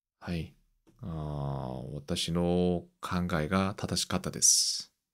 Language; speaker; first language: Japanese; non-native, learner; Korean